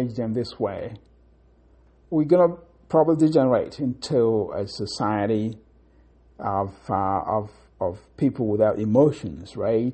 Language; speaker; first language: English; non-native, local second language; Igbo